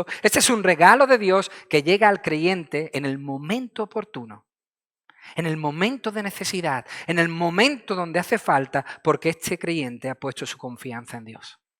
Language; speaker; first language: Spanish; native; Spanish